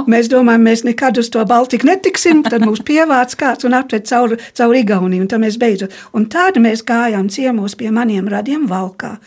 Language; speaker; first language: Latvian; early bilingual, heritage; Latvian